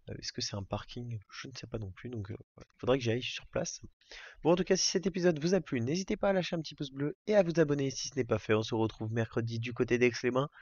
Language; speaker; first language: French; native; French